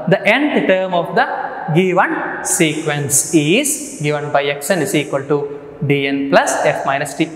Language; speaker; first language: English; non-native, local second language; Malayalam